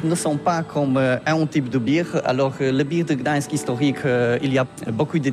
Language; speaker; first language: French; non-native, learner; Polish